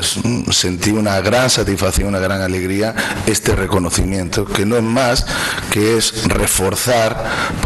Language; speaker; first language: Spanish; native; Spanish